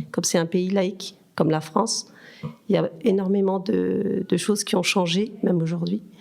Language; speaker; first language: French; early bilingual, other home language; Turkish